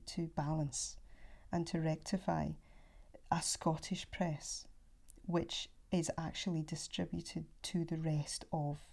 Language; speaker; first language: English; native; English